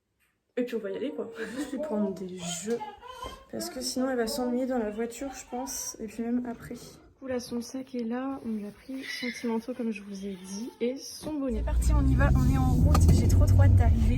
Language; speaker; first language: French; native; French